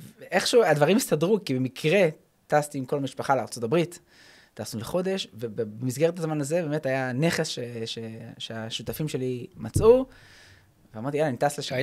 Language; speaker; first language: Hebrew; early bilingual, other home language; English